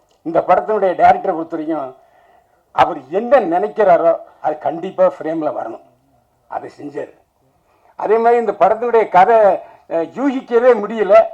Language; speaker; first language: Tamil; native; Tamil